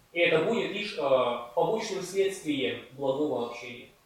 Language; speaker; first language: Russian; native; Russian